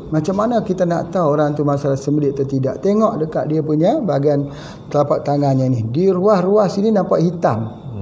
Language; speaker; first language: Malay; native; Malay